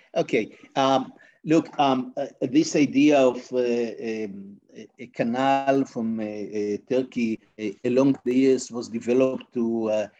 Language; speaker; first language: English; non-native, fluent; Hebrew